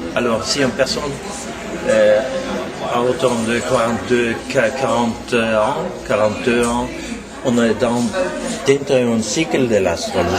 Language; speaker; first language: French; non-native, learner; Norwegian